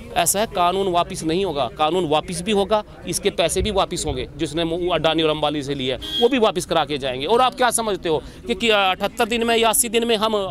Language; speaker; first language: Hindi; native; Hindi